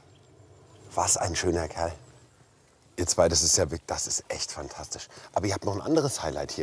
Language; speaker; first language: German; native; German